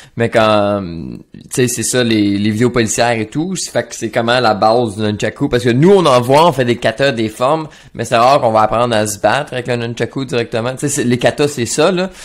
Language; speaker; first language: French; native; French